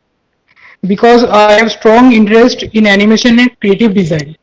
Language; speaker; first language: English; non-native, learner; Bangla